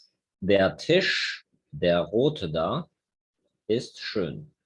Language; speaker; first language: German; non-native, fluent; Spanish